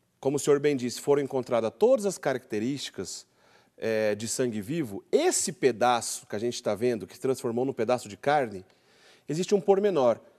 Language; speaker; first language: Portuguese; native; Portuguese